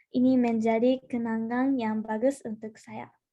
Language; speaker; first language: Indonesian; non-native, learner; Japanese